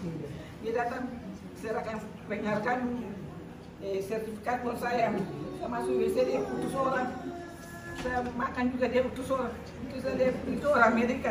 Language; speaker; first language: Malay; non-native, local second language; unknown